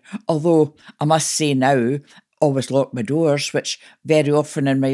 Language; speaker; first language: English; native; English